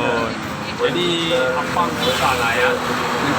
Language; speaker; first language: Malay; non-native, local second language; Achinese